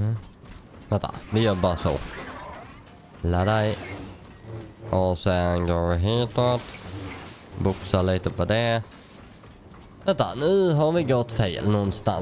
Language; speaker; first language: Swedish; native; Swedish